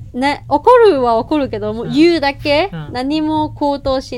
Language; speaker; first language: Japanese; non-native, fluent; Cantonese